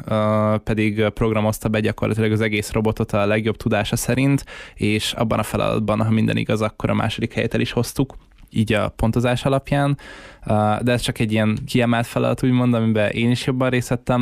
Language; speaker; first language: Hungarian; native; Hungarian